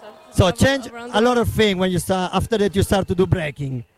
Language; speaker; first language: English; non-native, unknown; Italian